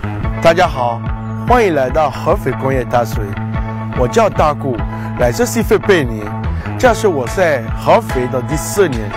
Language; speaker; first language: Chinese; non-native, fluent; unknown